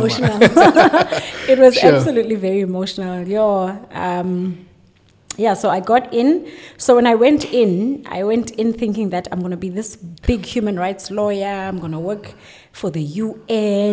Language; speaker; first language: English; non-native, local second language; Xhosa